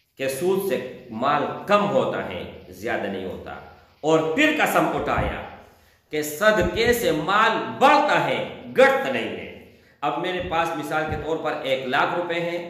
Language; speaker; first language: Urdu; non-native, local second language; Pashto